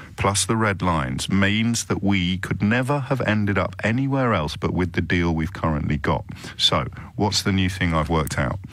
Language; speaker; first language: English; native; English